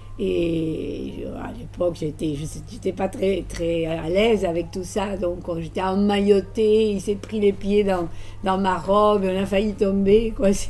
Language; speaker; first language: French; non-native, fluent; Spanish